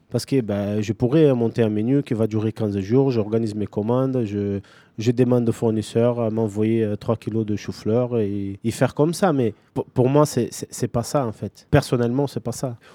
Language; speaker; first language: French; non-native, fluent; Portuguese